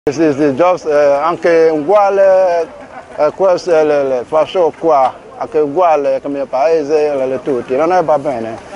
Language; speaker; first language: Italian; non-native, learner; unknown